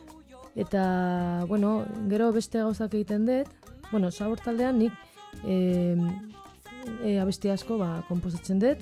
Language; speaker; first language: Basque; non-native, local second language; Spanish